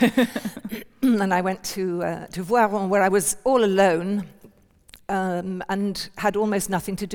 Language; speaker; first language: English; native; English